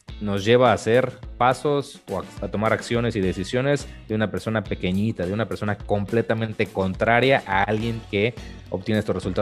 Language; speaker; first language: Spanish; native; Spanish